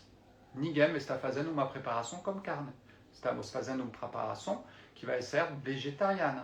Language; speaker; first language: Portuguese; non-native, fluent; French